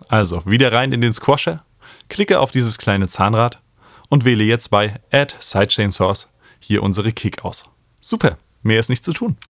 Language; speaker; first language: German; native; German